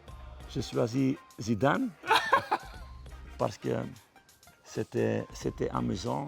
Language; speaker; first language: French; non-native, local second language; Dutch